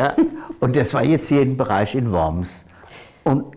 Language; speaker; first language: German; native; German